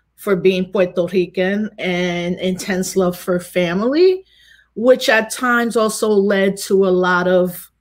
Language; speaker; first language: English; native; English